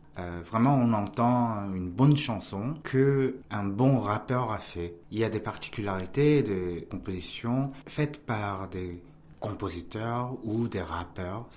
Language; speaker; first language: French; non-native, fluent; Korean